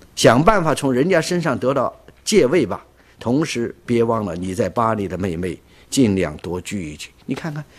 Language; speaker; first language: Chinese; native; Chinese